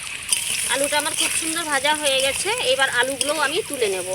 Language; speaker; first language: Bangla; native; Bangla